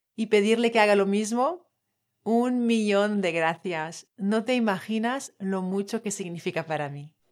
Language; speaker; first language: Spanish; non-native, fluent; French